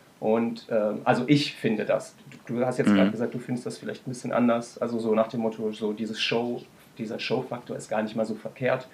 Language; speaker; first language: German; native; German